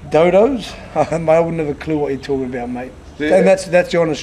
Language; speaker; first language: English; native; English